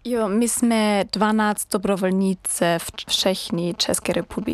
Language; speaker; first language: Czech; non-native, learner; German